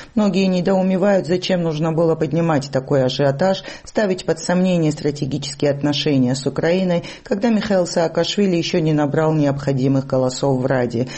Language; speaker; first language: Russian; non-native, local second language; Georgian